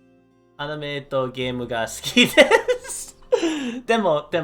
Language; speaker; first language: Japanese; non-native, learner; English